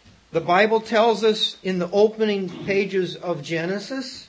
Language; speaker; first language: English; native; English